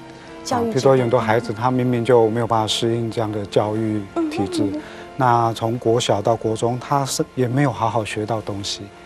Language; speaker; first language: Chinese; native; Chinese